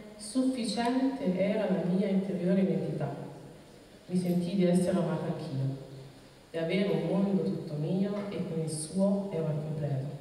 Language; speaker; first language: Italian; early bilingual, other home language; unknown